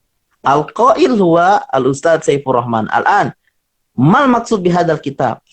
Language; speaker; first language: Arabic; non-native, fluent; Indonesian